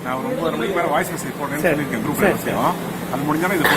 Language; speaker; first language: Tamil; native; Tamil